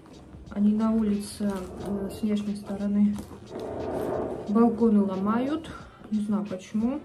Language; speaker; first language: Russian; native; Russian